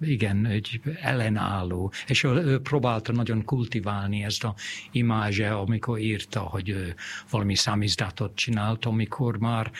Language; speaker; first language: Hungarian; non-native, fluent; English